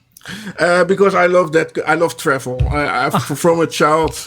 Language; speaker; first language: English; non-native, fluent; Dutch